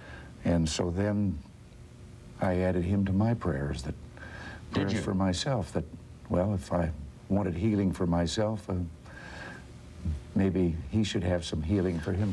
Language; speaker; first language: English; native; English